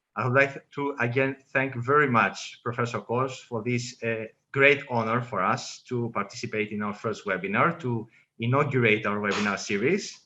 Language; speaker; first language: English; non-native, fluent; Greek